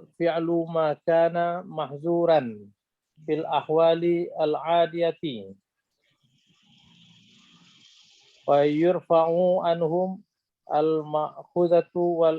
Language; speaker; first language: Arabic; non-native, learner; Indonesian